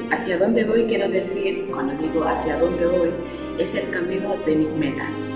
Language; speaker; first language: Spanish; early bilingual, other home language; Wolof